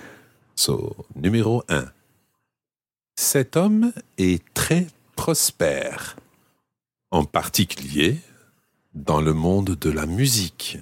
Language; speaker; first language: French; non-native, fluent; English